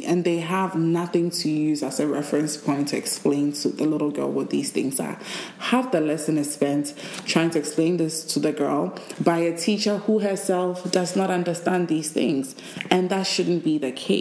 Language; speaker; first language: English; non-native, local second language; Akan